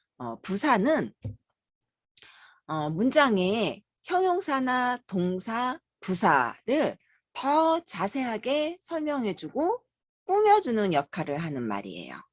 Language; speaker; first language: Korean; native; Korean